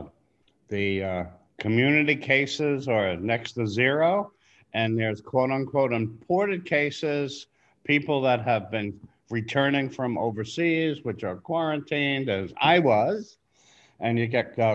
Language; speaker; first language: English; native; English